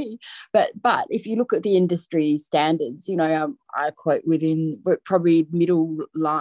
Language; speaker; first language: English; native; English